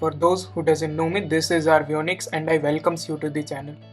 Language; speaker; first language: English; non-native, local second language; Hindi